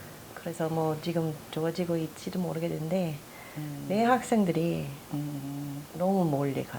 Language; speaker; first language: Korean; non-native, fluent; English